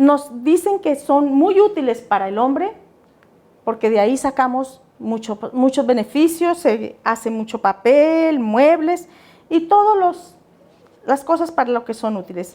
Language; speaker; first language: Spanish; native; Spanish